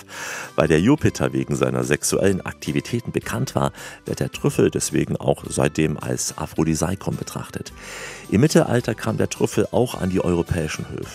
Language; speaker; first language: German; native; German